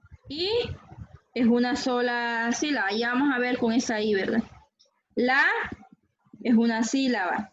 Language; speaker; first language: Spanish; native; Spanish